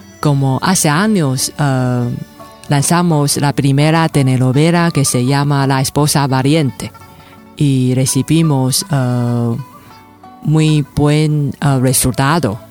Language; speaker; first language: Spanish; non-native, fluent; Chinese